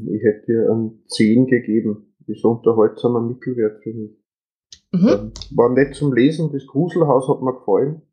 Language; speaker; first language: German; native; German